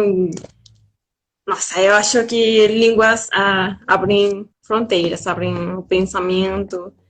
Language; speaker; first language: Portuguese; non-native, fluent; Spanish